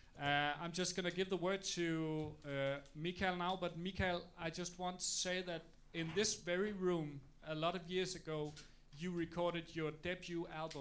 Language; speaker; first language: English; non-native, fluent; Danish